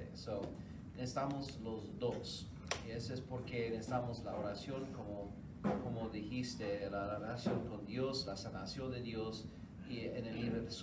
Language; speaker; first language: Spanish; non-native, fluent; English